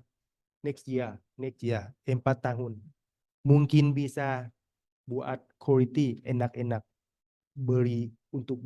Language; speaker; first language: Indonesian; non-native, learner; Thai